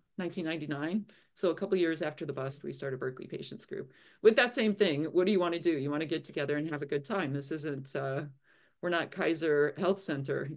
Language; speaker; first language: English; native; English